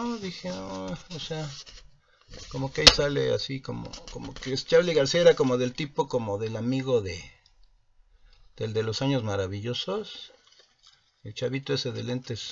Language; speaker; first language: Spanish; native; Spanish